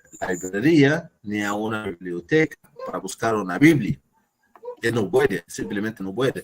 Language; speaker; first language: Spanish; non-native, fluent; Arabic